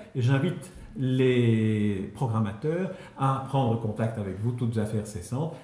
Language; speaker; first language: French; native; French